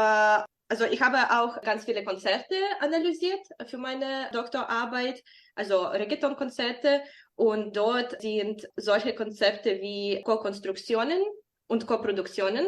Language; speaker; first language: German; non-native, fluent; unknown